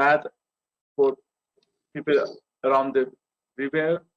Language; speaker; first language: English; non-native, learner; Persian